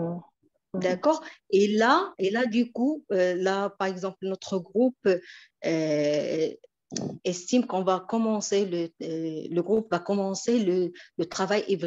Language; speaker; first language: French; non-native, local second language; Arabic